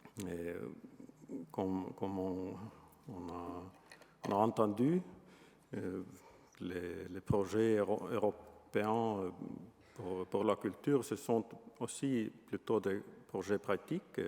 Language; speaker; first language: French; non-native, fluent; Estonian